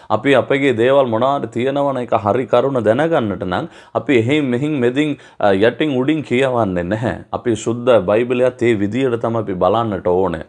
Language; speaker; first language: Sinhala; non-native, local second language; Tamil